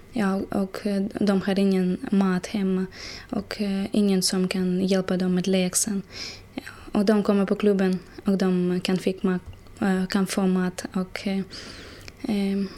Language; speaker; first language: Swedish; non-native, learner; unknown